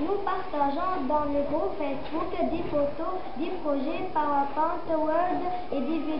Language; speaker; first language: French; non-native, learner; Arabic